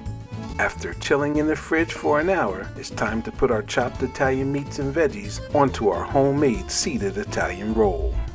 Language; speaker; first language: English; native; English